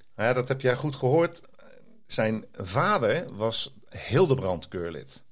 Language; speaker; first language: Dutch; native; Dutch